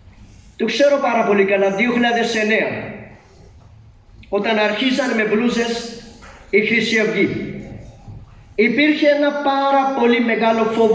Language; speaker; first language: Greek; non-native, learner; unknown